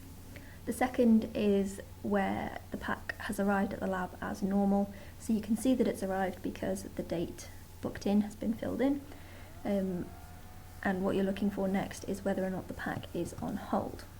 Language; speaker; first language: English; native; English